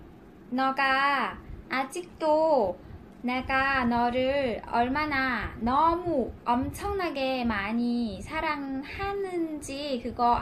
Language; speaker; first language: Korean; non-native, learner; Thai